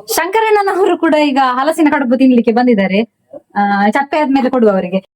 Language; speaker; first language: Kannada; non-native, local second language; Tulu